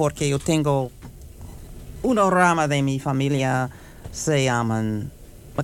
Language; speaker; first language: Spanish; non-native, fluent; English